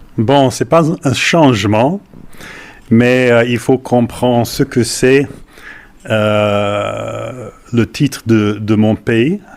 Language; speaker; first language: French; non-native, fluent; English